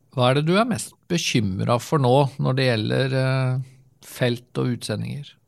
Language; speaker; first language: Norwegian; native; Norwegian